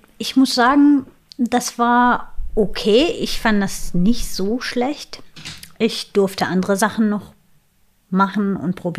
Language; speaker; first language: German; non-native, fluent; Arabic